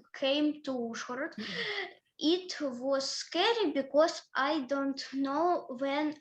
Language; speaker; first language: English; early bilingual, other home language; Ukrainian